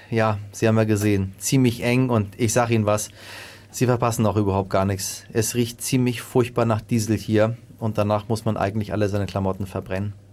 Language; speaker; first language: German; early bilingual, other home language; Persian